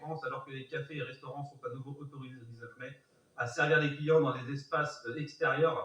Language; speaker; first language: French; native; French